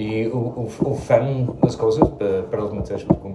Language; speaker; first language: Catalan; non-native, learner; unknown